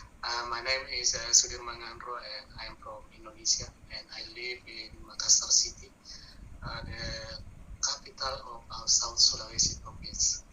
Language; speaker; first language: English; non-native, learner; Indonesian